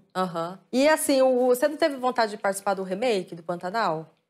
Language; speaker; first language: Portuguese; native; Portuguese